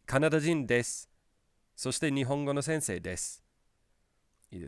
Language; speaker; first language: Japanese; non-native, fluent; English